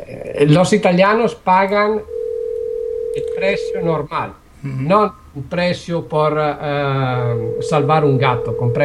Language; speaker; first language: Spanish; non-native, learner; Italian